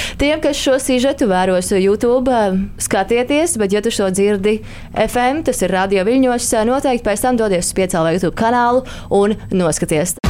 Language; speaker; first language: Latvian; native; Latvian